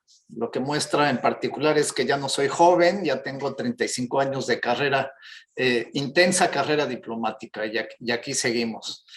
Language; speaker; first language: Spanish; native; Spanish